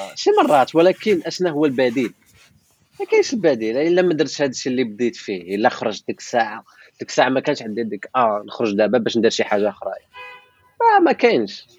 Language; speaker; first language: Arabic; non-native, local second language; Tachelhit